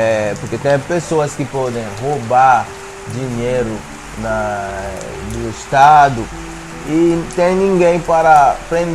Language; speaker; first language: Portuguese; non-native, fluent; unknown